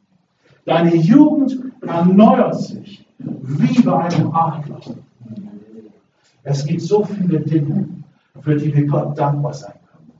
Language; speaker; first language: German; native; German